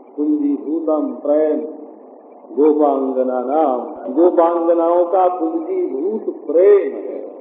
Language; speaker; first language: Hindi; native; Hindi